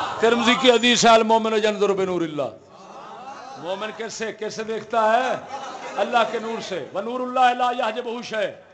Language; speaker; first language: Urdu; non-native, local second language; Punjabi